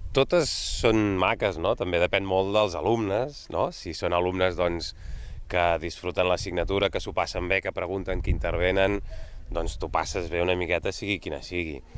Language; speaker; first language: Catalan; native; Catalan